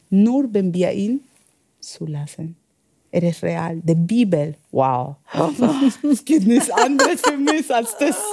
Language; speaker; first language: German; non-native, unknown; Spanish